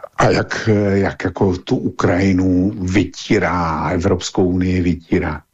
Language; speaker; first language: Czech; native; Czech